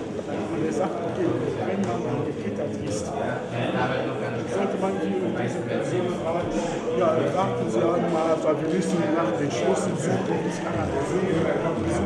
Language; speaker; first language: German; non-native, fluent; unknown